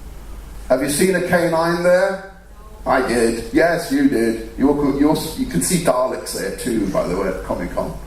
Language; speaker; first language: English; native; English